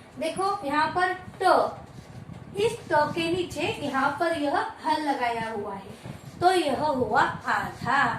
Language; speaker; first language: Hindi; non-native, local second language; Marathi